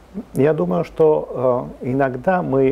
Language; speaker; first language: Russian; non-native, fluent; Italian